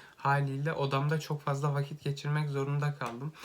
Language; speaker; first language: Turkish; native; Turkish